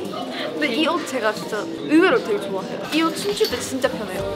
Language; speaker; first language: Korean; non-native, learner; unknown